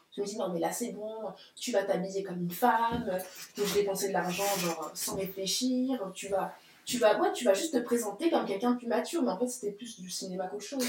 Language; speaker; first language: French; native; French